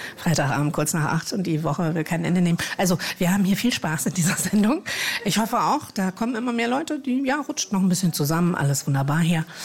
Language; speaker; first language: German; native; German